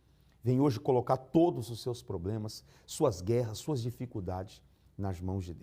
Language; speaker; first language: Portuguese; native; Portuguese